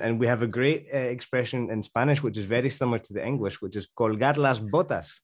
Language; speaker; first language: English; native; English